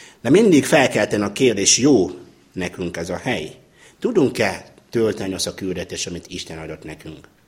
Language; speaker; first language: Hungarian; non-native, fluent; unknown